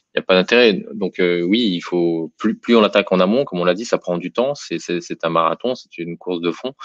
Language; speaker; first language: French; native; French